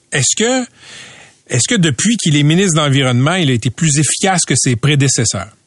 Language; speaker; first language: French; native; French